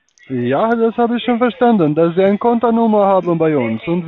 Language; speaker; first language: German; non-native, learner; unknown